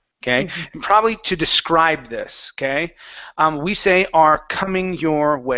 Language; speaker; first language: English; native; English